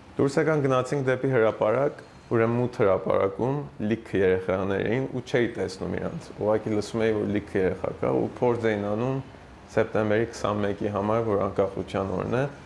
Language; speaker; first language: Armenian; early bilingual, heritage; Armenian